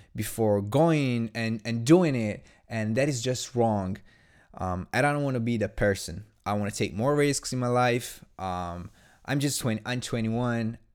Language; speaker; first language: English; non-native, fluent; Italian